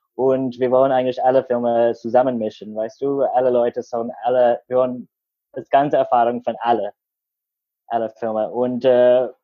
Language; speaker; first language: German; non-native, learner; English